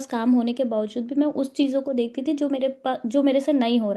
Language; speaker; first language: Hindi; native; Hindi